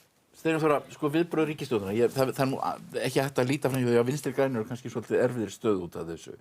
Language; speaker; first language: Icelandic; native; Icelandic